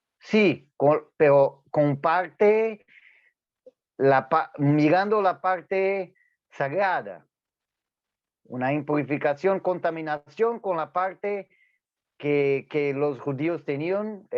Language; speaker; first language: Spanish; non-native, fluent; Portuguese